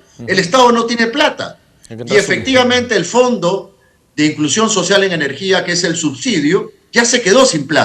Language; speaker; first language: Spanish; native; Spanish